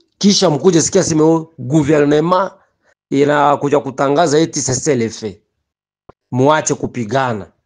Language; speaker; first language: Swahili; native; Swahili